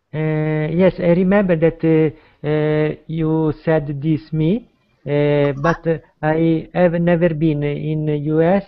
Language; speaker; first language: English; non-native, learner; Italian